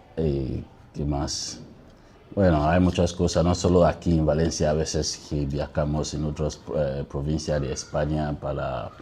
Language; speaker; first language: Spanish; non-native, learner; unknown